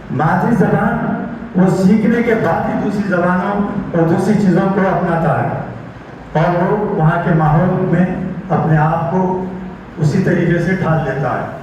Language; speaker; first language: Urdu; native; Urdu